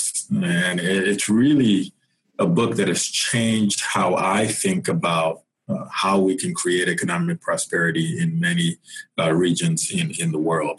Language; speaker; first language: English; non-native, local second language; Yoruba